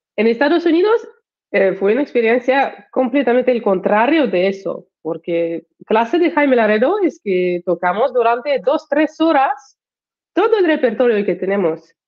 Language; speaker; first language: Spanish; non-native, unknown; Russian